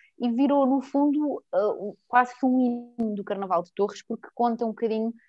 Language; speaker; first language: Portuguese; native; Portuguese